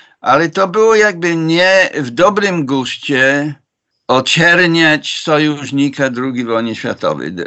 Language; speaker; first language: Polish; non-native, fluent; English